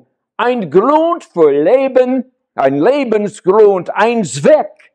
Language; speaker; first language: German; non-native, learner; English